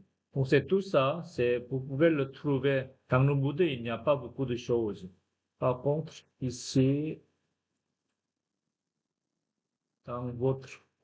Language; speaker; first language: French; non-native, fluent; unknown